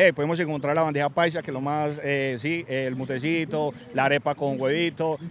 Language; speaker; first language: Spanish; native; Spanish